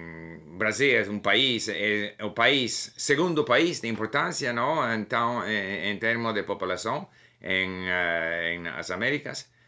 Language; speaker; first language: Portuguese; non-native, learner; English